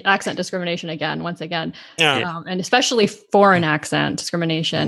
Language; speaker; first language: English; native; English